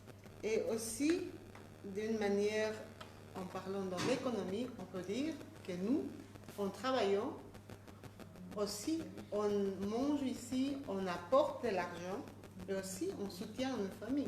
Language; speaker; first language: French; non-native, fluent; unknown